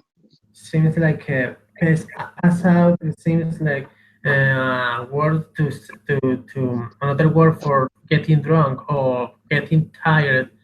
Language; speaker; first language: English; non-native, learner; Spanish